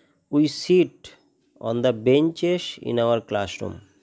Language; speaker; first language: English; non-native, local second language; Bangla